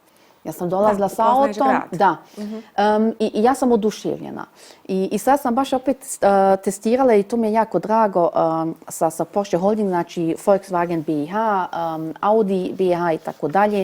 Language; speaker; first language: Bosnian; early bilingual, heritage; Bosnian